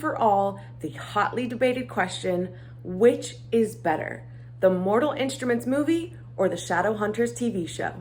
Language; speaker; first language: English; native; English